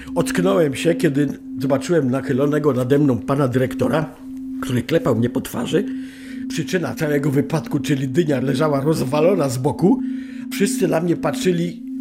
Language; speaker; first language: Polish; native; Polish